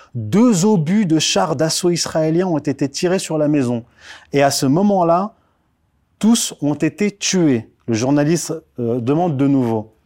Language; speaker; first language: French; early bilingual, other home language; Berber languages